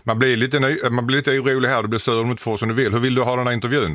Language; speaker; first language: Swedish; native; Swedish